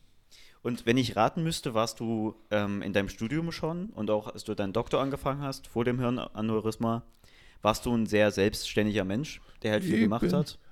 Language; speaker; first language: German; native; German